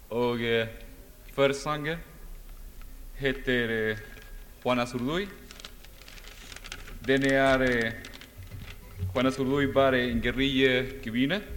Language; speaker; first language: Norwegian; non-native, learner; Spanish